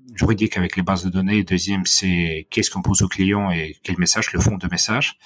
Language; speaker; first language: French; non-native, fluent; Ukrainian